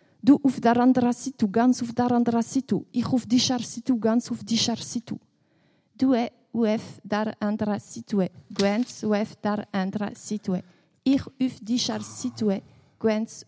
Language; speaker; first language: German; non-native, local second language; French